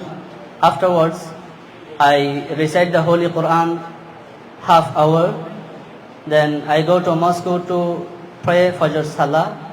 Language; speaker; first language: English; non-native, learner; Bangla